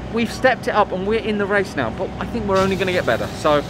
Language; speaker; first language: English; native; English